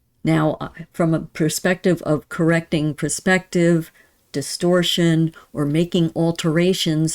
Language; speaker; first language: English; native; English